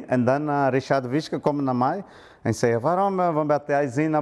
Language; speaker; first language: Dutch; non-native, learner; Portuguese